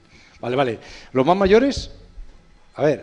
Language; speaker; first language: Spanish; native; Spanish